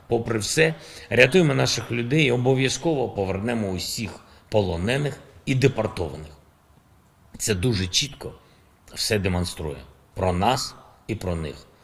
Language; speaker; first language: Ukrainian; non-native, local second language; Russian